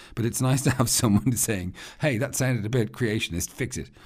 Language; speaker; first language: English; native; English